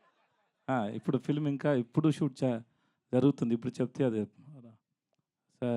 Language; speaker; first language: Telugu; non-native, learner; Tamil